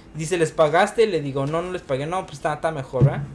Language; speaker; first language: Spanish; native; Spanish